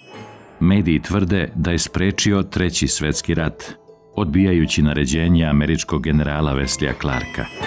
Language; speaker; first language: Bosnian; native; Bosnian